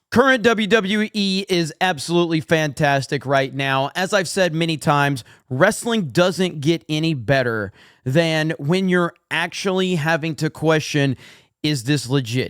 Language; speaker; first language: English; native; English